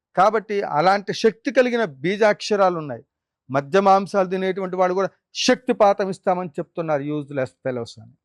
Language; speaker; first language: Telugu; native; Telugu